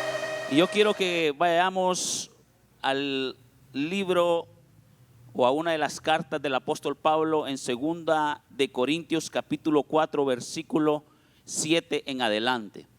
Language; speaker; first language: Spanish; native; Spanish